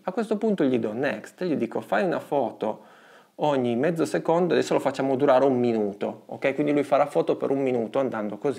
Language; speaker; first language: Italian; native; Italian